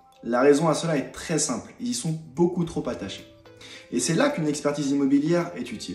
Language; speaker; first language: French; native; French